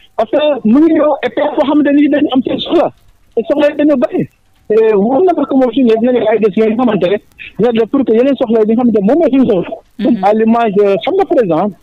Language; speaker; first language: Wolof; non-native, local second language; Mandingo